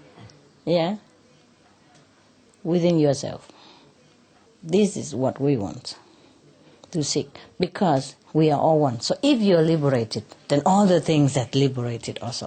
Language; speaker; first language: English; non-native, fluent; Vietnamese